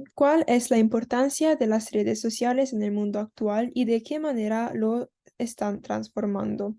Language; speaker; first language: Spanish; non-native, learner; Korean